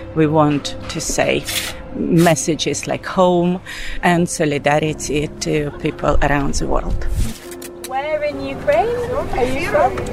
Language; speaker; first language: English; non-native, fluent; Belarusian